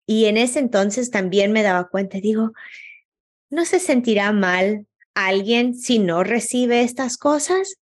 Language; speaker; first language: Spanish; early bilingual, heritage; Spanish